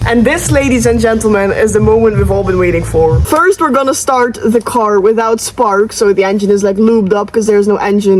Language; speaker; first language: English; non-native, fluent; Dutch